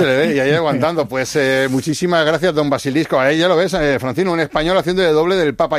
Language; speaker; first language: Spanish; native; Spanish